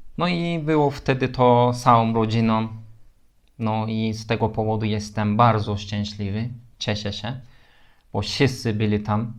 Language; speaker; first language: Polish; non-native, learner; Turkish